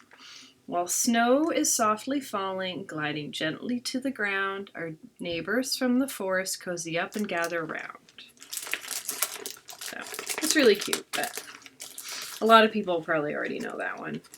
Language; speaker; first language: English; native; English